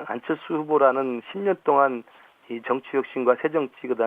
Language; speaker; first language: Korean; native; Korean